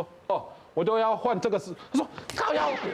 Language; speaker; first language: Chinese; non-native, fluent; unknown